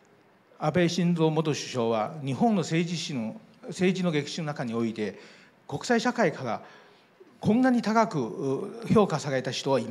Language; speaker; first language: Japanese; non-native, fluent; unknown